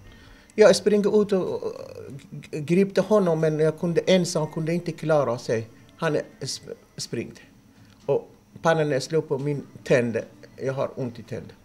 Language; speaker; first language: Swedish; non-native, learner; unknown